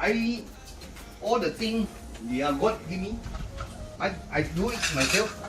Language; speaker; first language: English; non-native, local second language; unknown